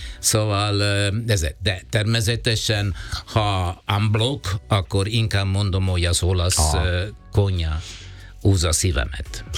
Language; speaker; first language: Hungarian; non-native, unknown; Italian